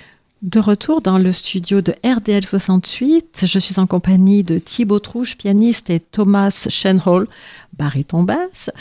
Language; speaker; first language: French; native; French